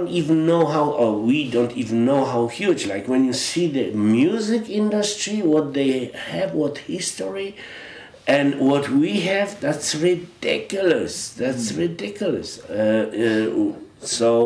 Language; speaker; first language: English; non-native, fluent; Polish